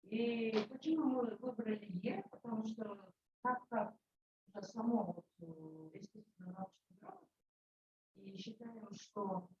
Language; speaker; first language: Russian; non-native, local second language; Kyrgyz